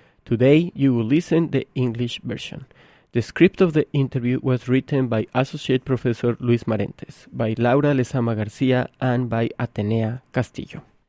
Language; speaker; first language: English; non-native, fluent; Spanish